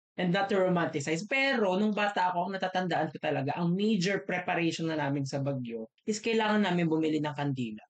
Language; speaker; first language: Filipino; non-native, local second language; Bikol